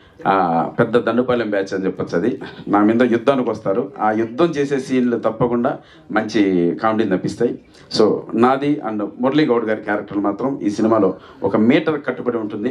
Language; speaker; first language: Telugu; native; Telugu